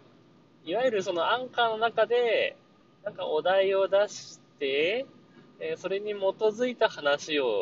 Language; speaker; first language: Japanese; native; Japanese